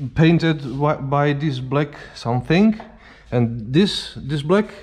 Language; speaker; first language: English; non-native, learner; Czech